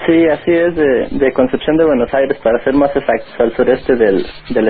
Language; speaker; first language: Spanish; native; Spanish